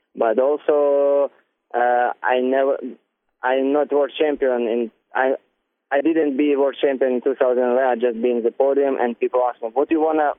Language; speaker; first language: English; non-native, learner; Ukrainian